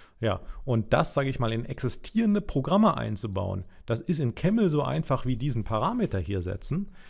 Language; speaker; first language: German; native; German